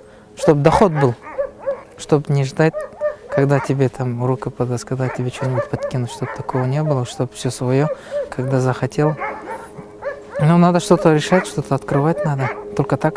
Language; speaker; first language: Russian; non-native, local second language; Kyrgyz